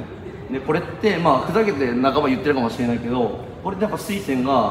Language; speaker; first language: Japanese; native; Japanese